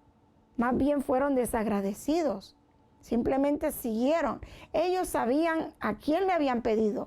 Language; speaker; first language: Spanish; native; Spanish